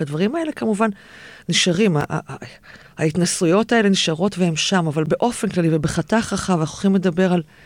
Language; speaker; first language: Hebrew; native; Hebrew